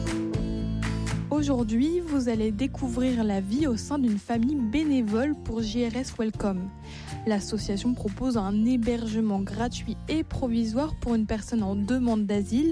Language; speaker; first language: French; native; French